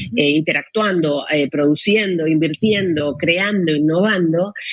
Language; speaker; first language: Spanish; native; Spanish